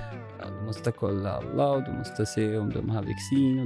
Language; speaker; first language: Swedish; non-native, learner; Arabic